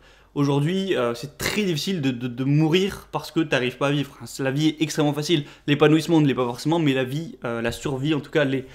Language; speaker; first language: French; native; French